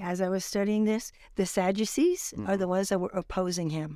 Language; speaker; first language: English; non-native, fluent; French